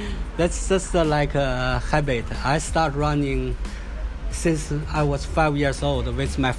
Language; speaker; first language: English; non-native, fluent; Chinese